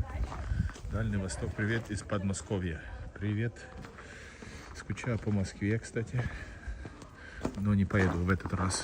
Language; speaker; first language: Russian; early bilingual, heritage; Russian